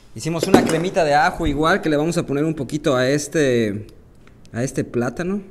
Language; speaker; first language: Spanish; early bilingual, heritage; Spanish